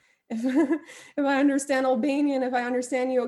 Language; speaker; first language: English; early bilingual, other home language; Albanian